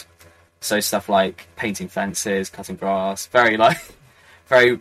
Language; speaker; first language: English; native; English